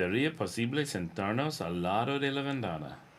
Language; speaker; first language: Spanish; non-native, learner; English